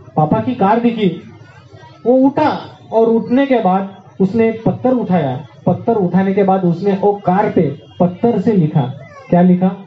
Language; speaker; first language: Hindi; non-native, local second language; Marathi